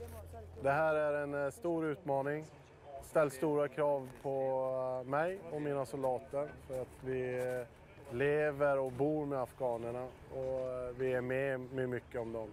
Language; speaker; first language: Swedish; native; Swedish